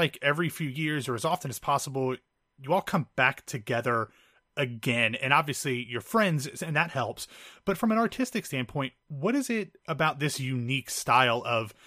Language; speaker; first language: English; native; English